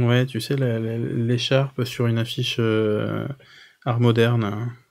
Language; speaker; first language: French; native; French